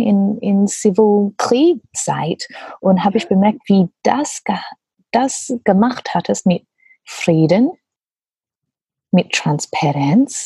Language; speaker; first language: German; non-native, learner; English